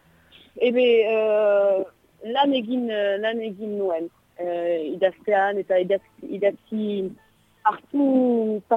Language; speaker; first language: Basque; non-native, local second language; French